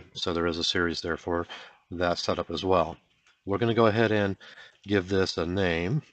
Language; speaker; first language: English; native; English